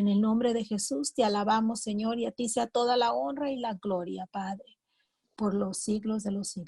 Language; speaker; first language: Spanish; native; Spanish